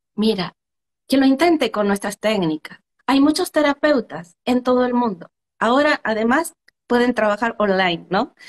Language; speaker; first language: Spanish; native; Spanish